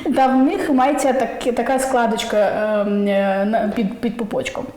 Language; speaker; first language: Ukrainian; non-native, local second language; Russian